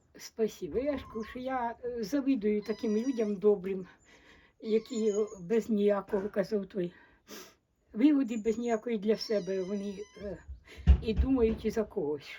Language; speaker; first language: Ukrainian; native; Ukrainian